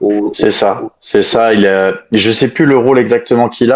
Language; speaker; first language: French; native; French